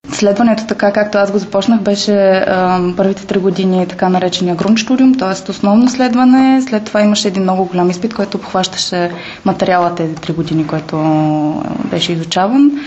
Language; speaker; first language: Bulgarian; native; Bulgarian